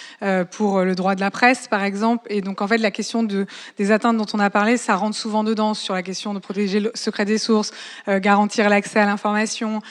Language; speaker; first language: French; native; French